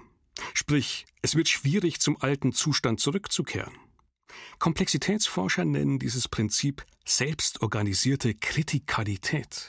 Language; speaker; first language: German; native; German